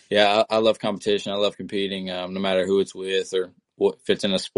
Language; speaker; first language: English; native; English